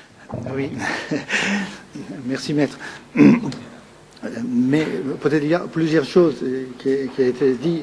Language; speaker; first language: French; non-native, fluent; Persian